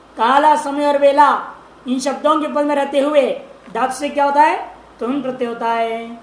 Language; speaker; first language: Hindi; non-native, local second language; Marathi